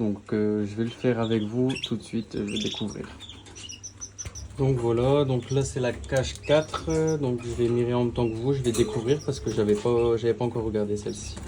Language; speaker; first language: French; native; French